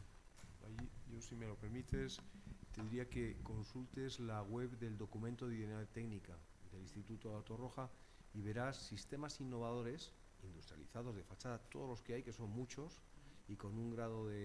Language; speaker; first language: Spanish; native; Spanish